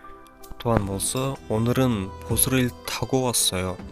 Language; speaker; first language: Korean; non-native, fluent; Kyrgyz